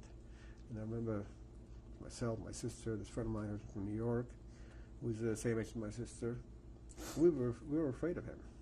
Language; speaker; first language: English; early bilingual, other home language; Yiddish